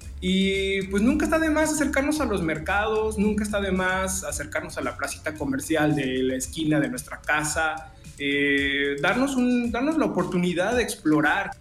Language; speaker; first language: Spanish; native; Spanish